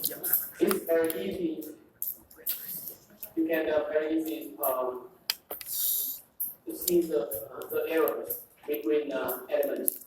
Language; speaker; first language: English; non-native, fluent; Vietnamese